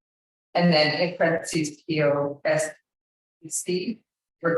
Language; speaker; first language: English; native; English